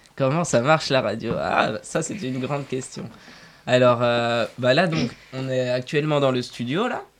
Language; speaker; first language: French; native; French